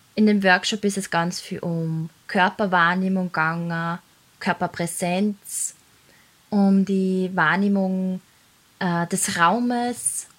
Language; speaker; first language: German; native; German